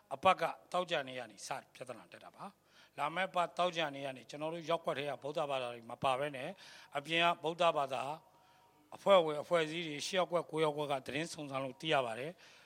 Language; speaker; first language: Burmese; native; Burmese